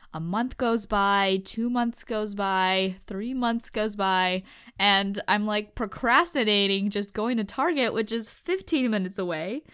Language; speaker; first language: English; native; English